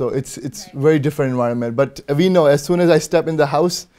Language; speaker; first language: English; early bilingual, other home language; Hindi